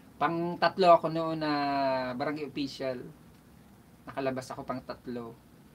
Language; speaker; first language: Filipino; non-native, local second language; Bikol